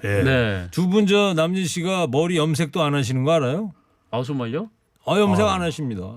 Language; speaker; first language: Korean; native; Korean